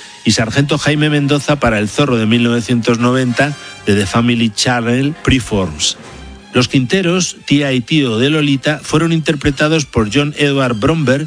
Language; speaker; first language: Spanish; native; Spanish